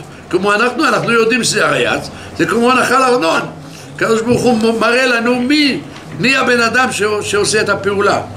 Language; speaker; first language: Hebrew; non-native, fluent; French